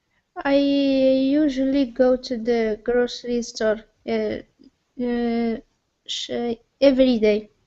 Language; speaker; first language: English; non-native, learner; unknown